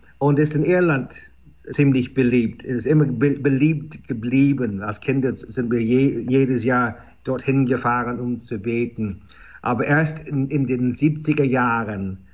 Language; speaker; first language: German; non-native, fluent; English